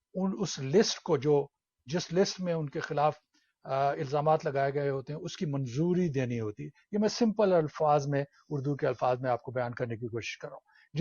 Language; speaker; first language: Urdu; native; Urdu